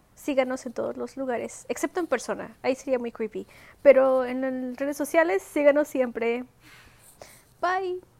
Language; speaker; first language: Spanish; early bilingual, heritage; Spanish